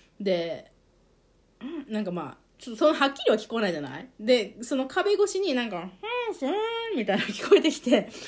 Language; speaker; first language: Japanese; native; Japanese